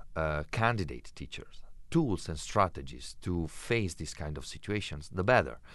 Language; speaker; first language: English; non-native, fluent; Italian